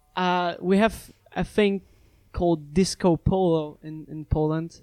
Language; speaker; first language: English; non-native, fluent; Polish